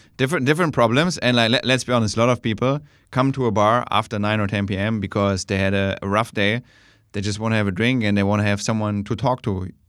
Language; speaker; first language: English; non-native, fluent; German